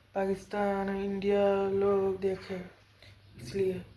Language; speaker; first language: Hindi; non-native, learner; Bangla